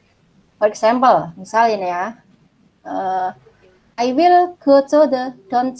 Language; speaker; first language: English; non-native, fluent; Indonesian